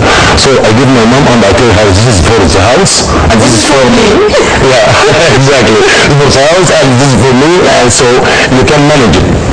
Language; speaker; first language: English; non-native, learner; Arabic